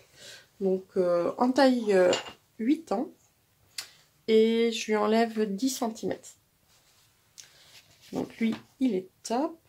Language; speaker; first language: French; native; French